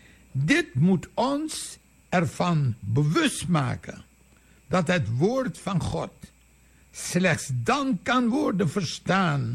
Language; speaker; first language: Dutch; native; Dutch